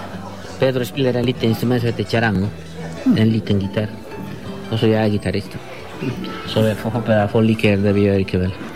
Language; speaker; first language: Norwegian; non-native, fluent; Spanish